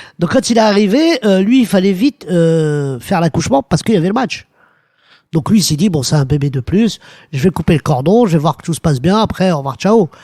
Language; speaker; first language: French; early bilingual, other home language; Arabic